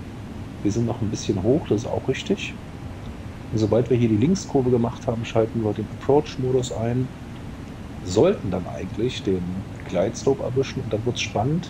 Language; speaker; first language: German; native; German